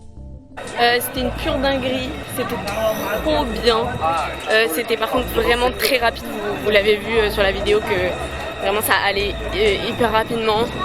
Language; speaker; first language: French; native; French